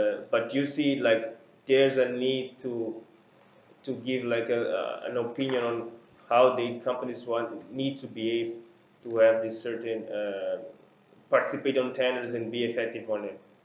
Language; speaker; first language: English; non-native, fluent; Portuguese